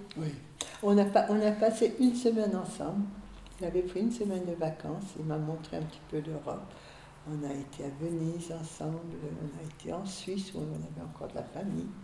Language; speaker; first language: French; early bilingual, other home language; Hungarian